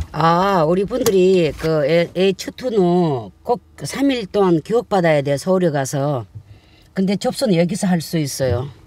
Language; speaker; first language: Korean; non-native, learner; Russian